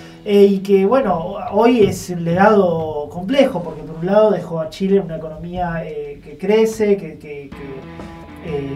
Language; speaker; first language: Spanish; native; Spanish